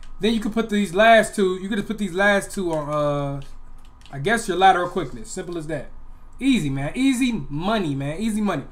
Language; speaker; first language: English; native; English